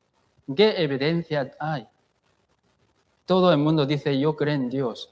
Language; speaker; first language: Spanish; non-native, fluent; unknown